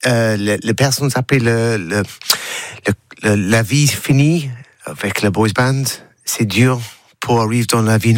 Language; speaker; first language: French; non-native, learner; English